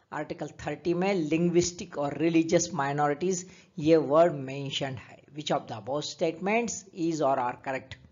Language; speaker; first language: Hindi; native; Hindi